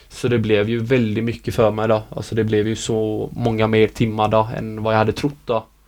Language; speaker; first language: Swedish; native; Swedish